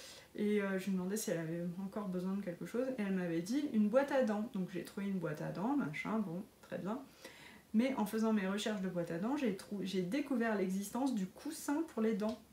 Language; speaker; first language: French; native; French